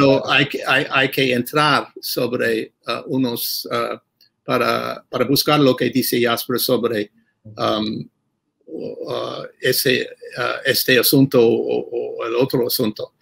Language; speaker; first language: Spanish; non-native, fluent; English